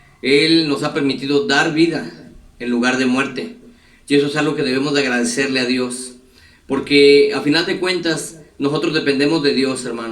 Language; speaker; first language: Spanish; native; Spanish